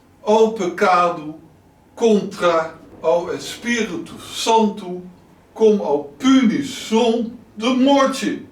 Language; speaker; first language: Portuguese; non-native, learner; Dutch